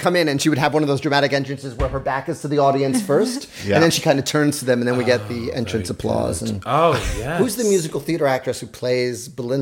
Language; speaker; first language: English; native; English